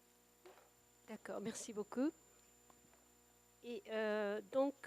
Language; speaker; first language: French; non-native, fluent; Japanese